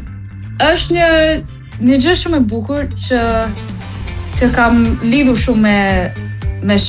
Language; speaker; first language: Albanian; non-native, learner; English